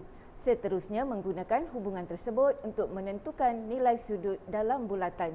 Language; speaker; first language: Malay; native; Malay